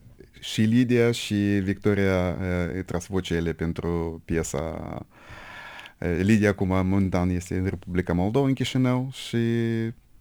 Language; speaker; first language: Romanian; non-native, local second language; Russian